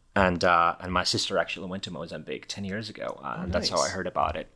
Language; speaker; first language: English; non-native, fluent; Finnish